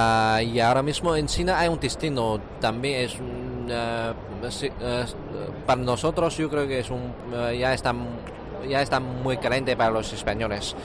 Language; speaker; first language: Spanish; non-native, fluent; Chinese